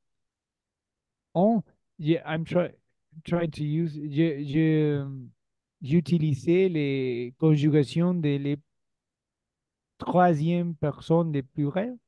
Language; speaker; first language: French; non-native, learner; Spanish